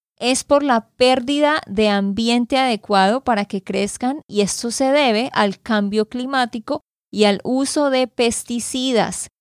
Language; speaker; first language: Spanish; native; Spanish